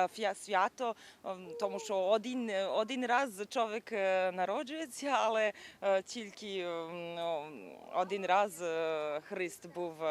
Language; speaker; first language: Ukrainian; non-native, learner; Serbian